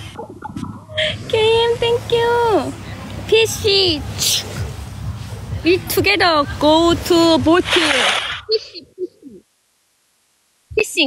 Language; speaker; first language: English; non-native, learner; Thai